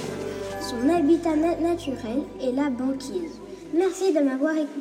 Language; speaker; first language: French; native; French